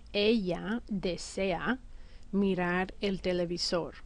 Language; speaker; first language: Spanish; non-native, fluent; English